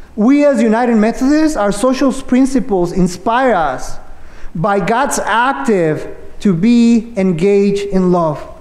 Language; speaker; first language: English; non-native, fluent; Spanish